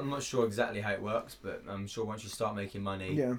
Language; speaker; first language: English; native; English